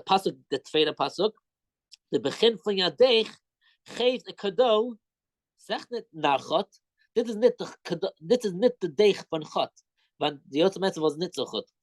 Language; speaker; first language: Dutch; non-native, fluent; English